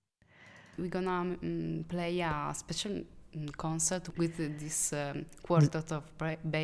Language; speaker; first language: English; non-native, learner; Italian